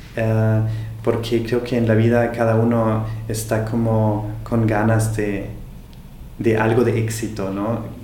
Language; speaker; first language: Spanish; non-native, fluent; German